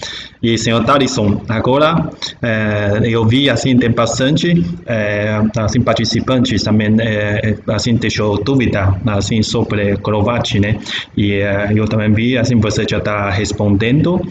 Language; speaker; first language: Portuguese; non-native, learner; Chinese